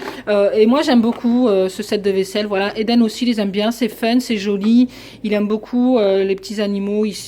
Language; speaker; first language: French; native; French